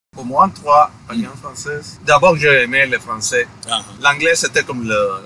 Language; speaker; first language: French; non-native, fluent; Spanish